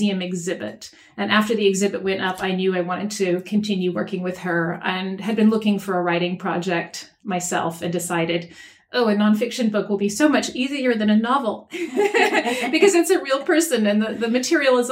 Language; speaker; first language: English; native; English